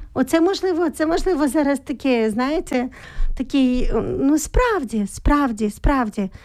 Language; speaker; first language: Ukrainian; native; Ukrainian